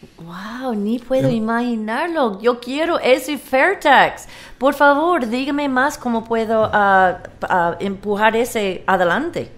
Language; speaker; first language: Spanish; non-native, learner; English